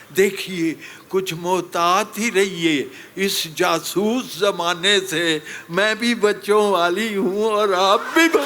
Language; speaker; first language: Urdu; non-native, local second language; Punjabi